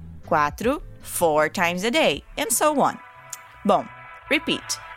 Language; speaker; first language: English; non-native, fluent; Portuguese